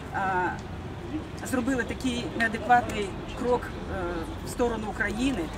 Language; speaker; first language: Ukrainian; native; Ukrainian